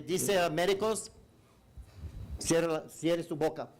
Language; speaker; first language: Spanish; non-native, learner; English